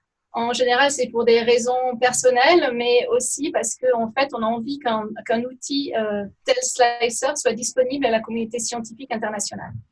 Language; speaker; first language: French; native; French